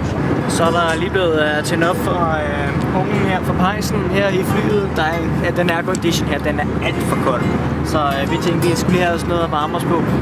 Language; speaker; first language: Danish; native; Danish